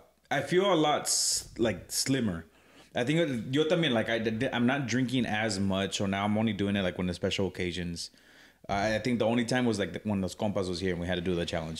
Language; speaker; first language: English; early bilingual, other home language; Spanish